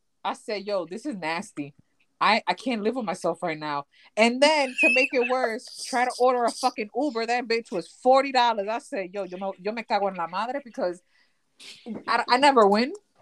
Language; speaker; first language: English; early bilingual, other home language; Spanish